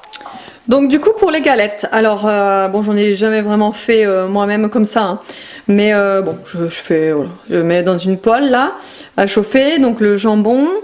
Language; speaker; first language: French; native; French